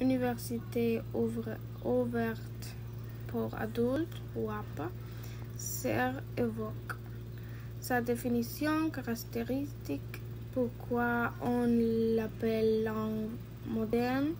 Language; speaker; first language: French; non-native, learner; Spanish